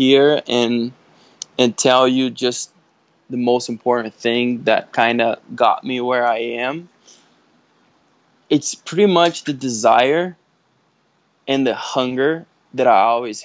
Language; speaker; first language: English; non-native, fluent; Portuguese